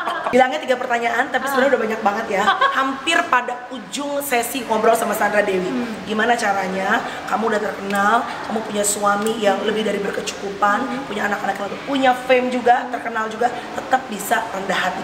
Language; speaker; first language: Indonesian; native; Indonesian